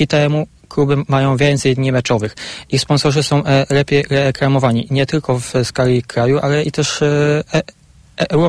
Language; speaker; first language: Polish; native; Polish